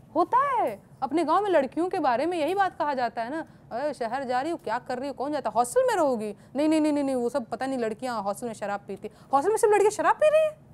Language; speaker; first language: Hindi; native; Hindi